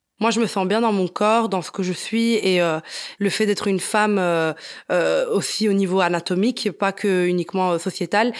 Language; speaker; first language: French; early bilingual, other home language; Italian